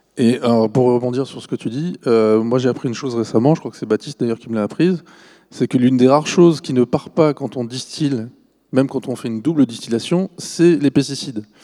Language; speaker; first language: French; native; French